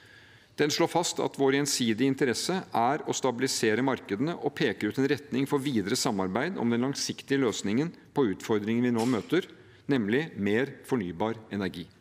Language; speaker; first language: Norwegian; native; Norwegian